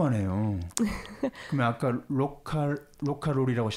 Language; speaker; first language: Korean; native; Korean